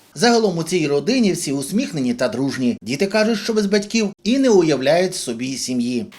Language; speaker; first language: Ukrainian; native; Ukrainian